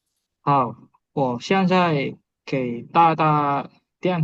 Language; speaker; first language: Chinese; non-native, learner; Indonesian